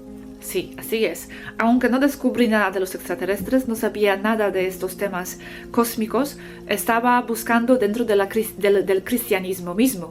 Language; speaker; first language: Spanish; non-native, fluent; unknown